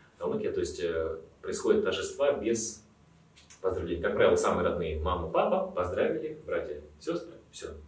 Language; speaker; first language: Russian; native; Russian